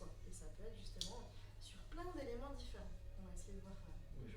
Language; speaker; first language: French; native; French